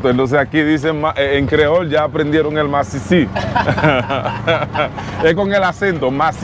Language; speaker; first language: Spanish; non-native, learner; Haitian Creole